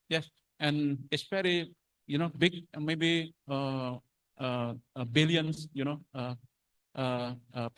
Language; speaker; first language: English; non-native, fluent; Indonesian